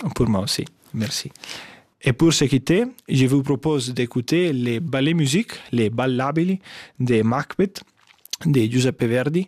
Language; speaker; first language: French; non-native, learner; Italian